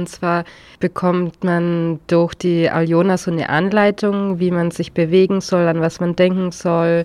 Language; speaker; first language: German; native; German